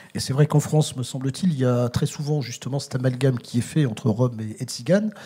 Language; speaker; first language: French; native; French